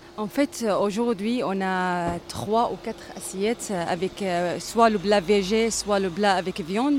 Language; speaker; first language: French; non-native, learner; Arabic